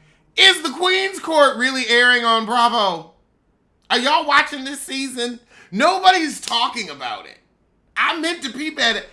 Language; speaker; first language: English; native; English